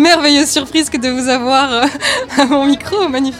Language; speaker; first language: French; native; French